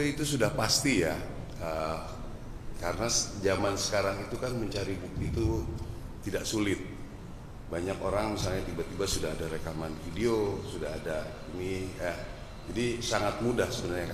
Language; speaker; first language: Indonesian; native; Indonesian